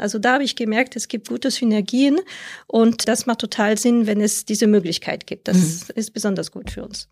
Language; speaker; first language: German; non-native, fluent; French